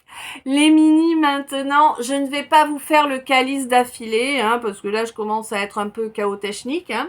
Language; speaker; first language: French; native; French